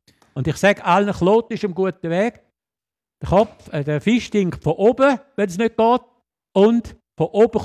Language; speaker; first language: German; native; German